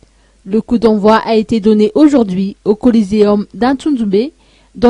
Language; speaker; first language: French; non-native, local second language; Malagasy